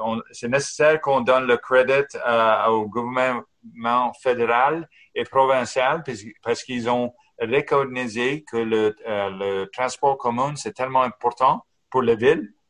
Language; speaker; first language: French; non-native, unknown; English